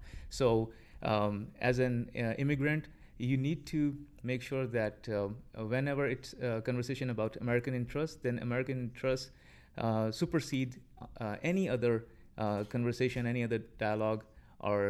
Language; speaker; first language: English; non-native, local second language; Punjabi